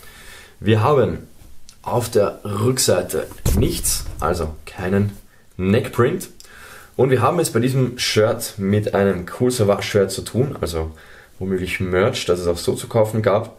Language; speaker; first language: German; native; German